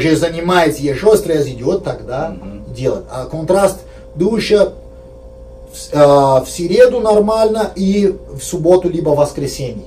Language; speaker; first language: Russian; non-native, learner; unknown